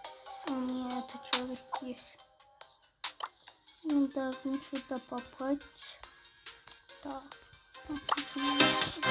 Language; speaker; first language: Russian; non-native, learner; Azerbaijani